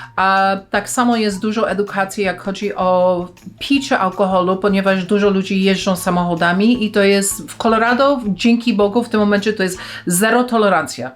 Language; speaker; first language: Polish; early bilingual, heritage; Polish